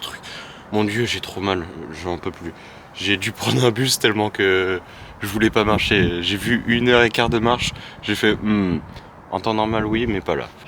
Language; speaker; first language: French; native; French